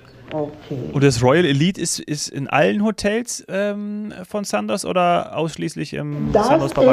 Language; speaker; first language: German; native; German